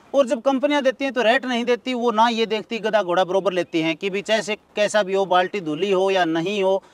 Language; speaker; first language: Hindi; native; Hindi